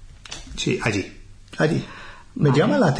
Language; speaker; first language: Spanish; non-native, fluent; English